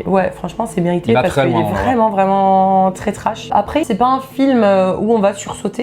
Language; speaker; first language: French; native; French